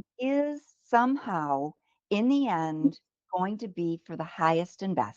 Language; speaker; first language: English; native; English